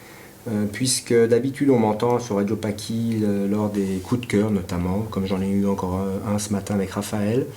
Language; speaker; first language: French; native; French